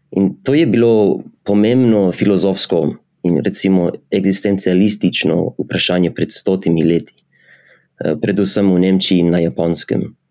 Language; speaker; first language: Slovenian; non-native, fluent; English